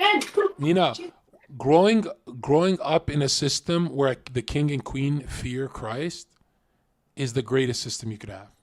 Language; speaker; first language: English; native; English